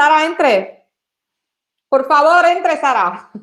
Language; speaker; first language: Spanish; non-native, learner; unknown